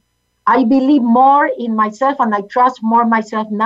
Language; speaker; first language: English; non-native, fluent; Spanish